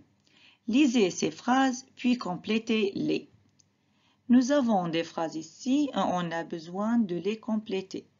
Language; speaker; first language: French; non-native, fluent; Arabic